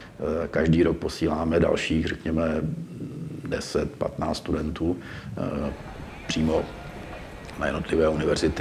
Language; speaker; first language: Czech; native; Czech